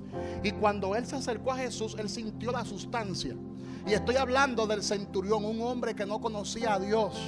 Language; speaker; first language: Spanish; native; Spanish